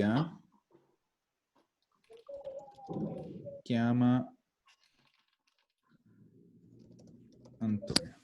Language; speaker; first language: Italian; non-native, fluent; Spanish